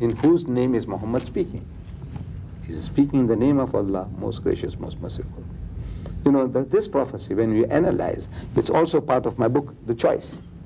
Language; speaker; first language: English; early bilingual, other home language; Gujarati